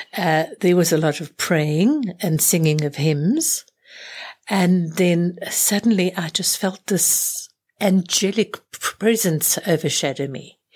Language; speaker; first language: English; native; English